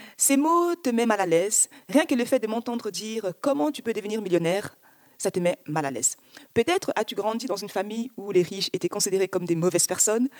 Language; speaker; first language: French; early bilingual, other home language; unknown